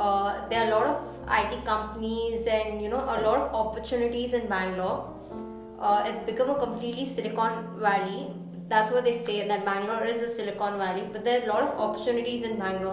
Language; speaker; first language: English; non-native, local second language; Hindi